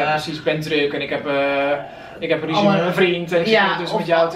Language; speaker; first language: Dutch; native; Dutch